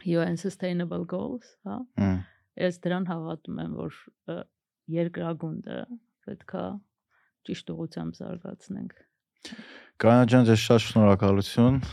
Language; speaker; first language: Armenian; native; Armenian